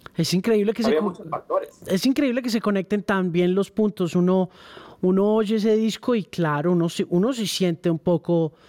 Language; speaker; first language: Spanish; native; Spanish